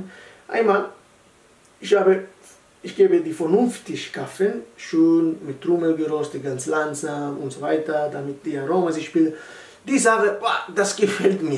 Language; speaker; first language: German; non-native, learner; Italian